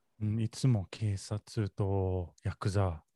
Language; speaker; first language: Japanese; non-native, learner; English